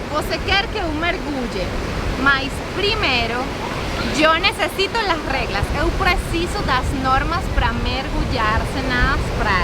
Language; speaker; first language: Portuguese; non-native, learner; Spanish